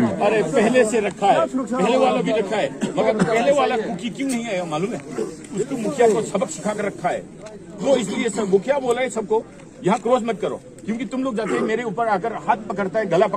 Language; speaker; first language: Hindi; non-native, local second language; Manipuri